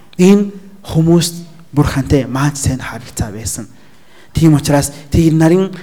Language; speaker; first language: Mongolian; non-native, learner; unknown